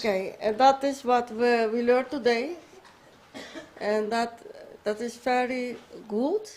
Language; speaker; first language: English; non-native, learner; Papiamento